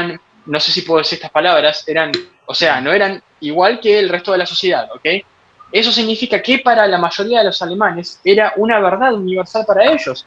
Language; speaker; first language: Spanish; native; Spanish